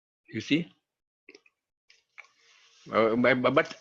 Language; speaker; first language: English; non-native, learner; Vietnamese